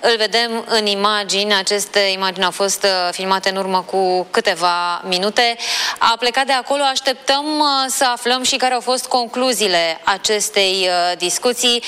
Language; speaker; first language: Romanian; native; Romanian